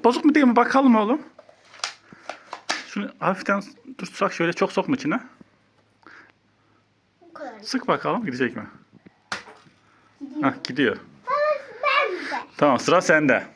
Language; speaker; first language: Turkish; native; Turkish